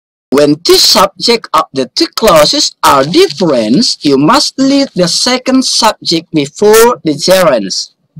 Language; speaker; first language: English; non-native, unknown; Indonesian